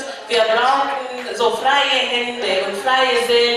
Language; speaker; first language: German; non-native, fluent; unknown